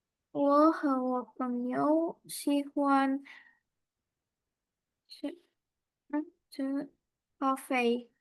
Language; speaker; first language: Chinese; non-native, learner; Indonesian